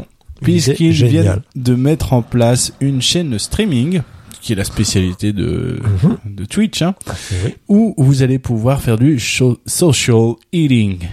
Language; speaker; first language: French; native; French